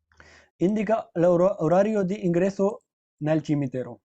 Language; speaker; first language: Italian; non-native, fluent; Urdu